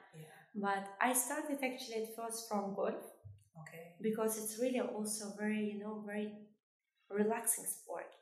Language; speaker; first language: English; non-native, fluent; Albanian